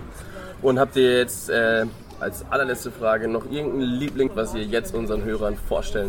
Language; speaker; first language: German; native; German